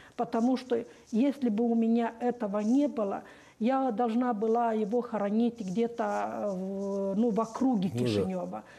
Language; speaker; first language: Russian; non-native, local second language; Romanian